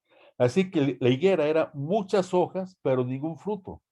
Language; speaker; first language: Spanish; native; Spanish